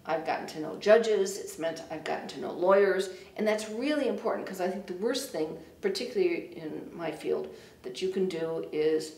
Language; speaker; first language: English; native; English